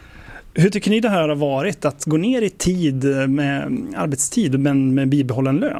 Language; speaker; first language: Swedish; native; Swedish